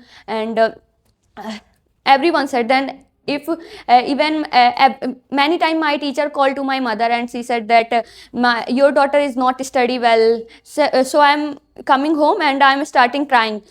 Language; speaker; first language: English; non-native, learner; Hindi